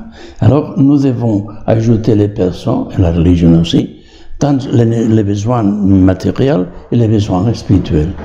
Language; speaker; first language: French; non-native, learner; Catalan